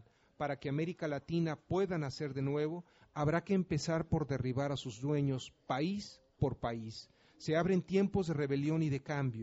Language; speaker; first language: Spanish; native; Spanish